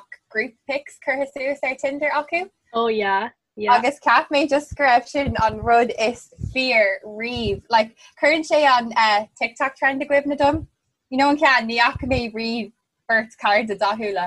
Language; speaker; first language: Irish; non-native, local second language; English